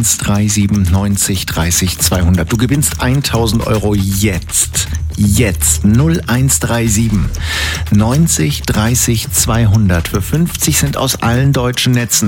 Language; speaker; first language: German; native; German